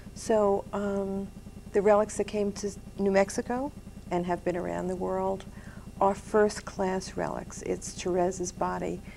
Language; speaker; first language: English; native; English